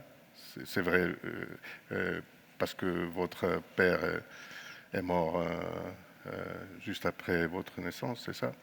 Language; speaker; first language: French; non-native, fluent; Greek